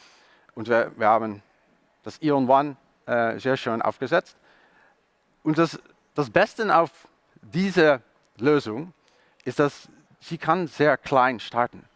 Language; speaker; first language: German; non-native, learner; Dutch